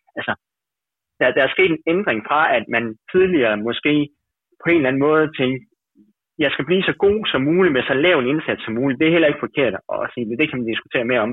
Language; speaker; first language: Danish; native; Danish